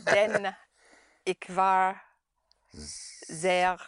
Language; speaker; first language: German; non-native, learner; English